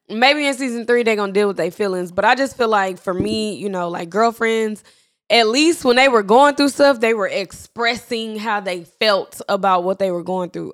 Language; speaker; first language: English; native; English